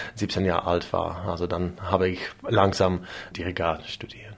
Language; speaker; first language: German; non-native, learner; Czech